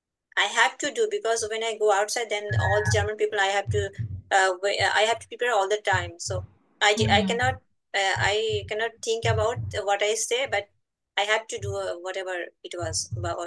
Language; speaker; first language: English; non-native, learner; Bangla